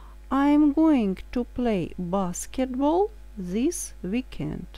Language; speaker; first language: English; non-native, fluent; Russian